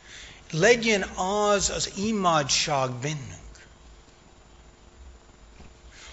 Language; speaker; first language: Hungarian; non-native, fluent; English